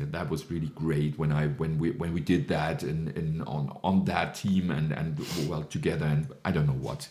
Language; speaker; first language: English; non-native, fluent; German